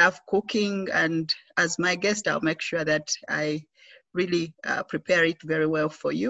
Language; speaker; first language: English; non-native, local second language; Ganda